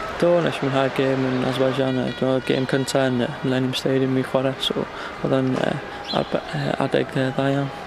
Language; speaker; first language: Welsh; non-native, local second language; English